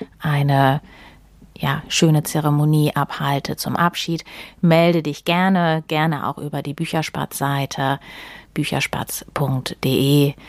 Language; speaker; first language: German; native; German